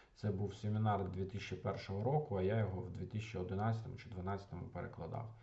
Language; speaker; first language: Ukrainian; non-native, local second language; Russian